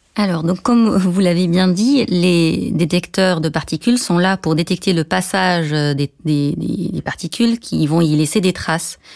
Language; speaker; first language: French; non-native, local second language; Arabic